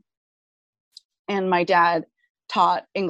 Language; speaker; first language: English; non-native, fluent; Japanese